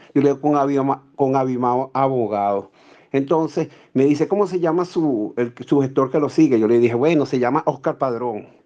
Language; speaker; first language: Spanish; native; Spanish